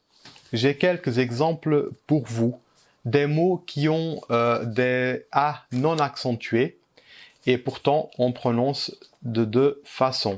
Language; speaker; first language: French; early bilingual, heritage; Portuguese